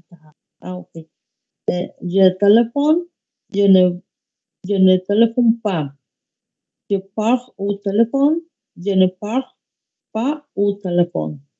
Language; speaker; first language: French; non-native, learner; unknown